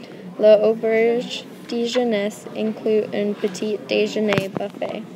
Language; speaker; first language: French; non-native, learner; English